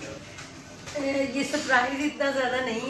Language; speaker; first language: Urdu; native; Urdu